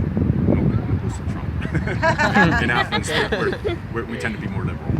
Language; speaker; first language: English; native; English